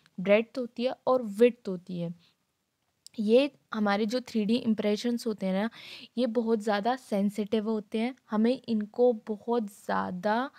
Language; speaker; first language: Hindi; native; Hindi